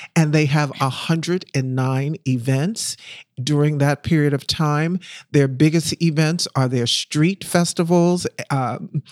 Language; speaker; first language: English; native; English